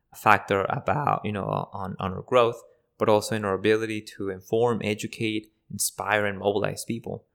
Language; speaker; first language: English; early bilingual, other home language; Spanish